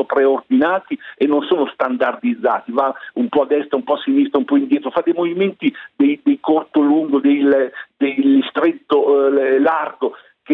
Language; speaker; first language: Italian; native; Italian